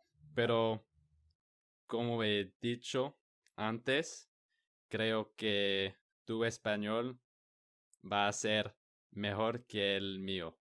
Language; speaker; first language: Spanish; non-native, learner; English